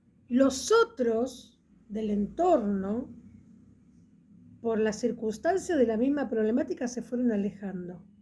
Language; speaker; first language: Spanish; native; Spanish